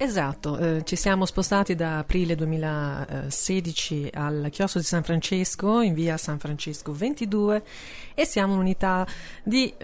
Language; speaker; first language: Italian; native; Italian